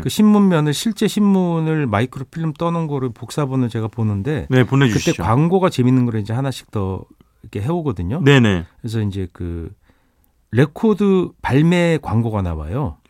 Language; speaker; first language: Korean; native; Korean